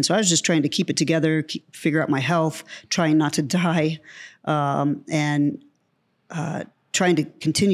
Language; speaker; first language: English; native; English